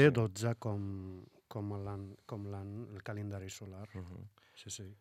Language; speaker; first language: Catalan; non-native, fluent; Arabic